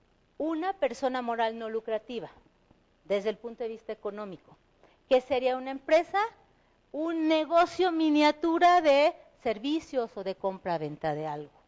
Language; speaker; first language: Spanish; native; Spanish